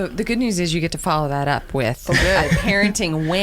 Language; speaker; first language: English; native; English